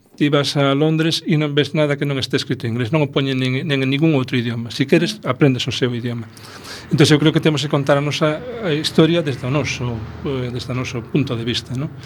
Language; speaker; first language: Galician; non-native, local second language; Spanish